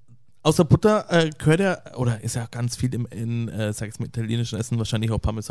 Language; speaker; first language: German; native; German